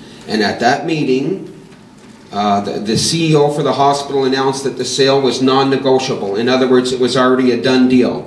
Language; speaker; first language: English; native; English